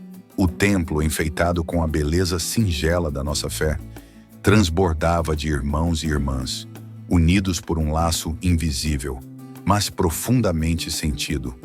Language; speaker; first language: Portuguese; native; Portuguese